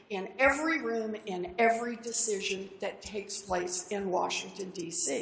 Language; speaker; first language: English; native; English